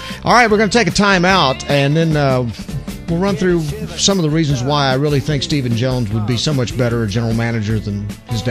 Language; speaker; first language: English; native; English